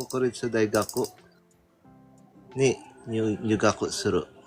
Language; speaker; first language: Japanese; non-native, learner; Filipino